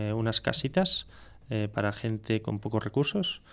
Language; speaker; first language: Spanish; non-native, fluent; French